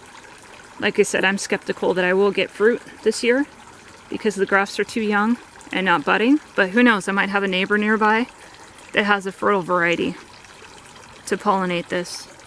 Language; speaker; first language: English; native; English